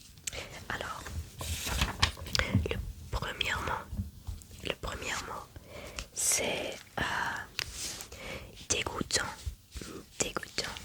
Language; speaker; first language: French; non-native, learner; German